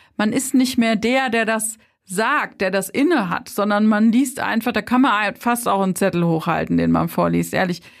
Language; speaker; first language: German; native; German